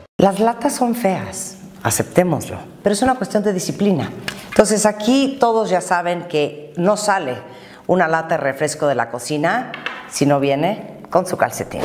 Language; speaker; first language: Spanish; native; Spanish